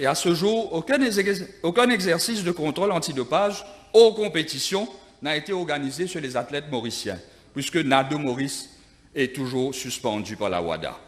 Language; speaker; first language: French; non-native, local second language; Morisyen